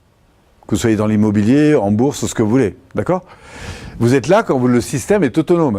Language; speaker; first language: French; native; French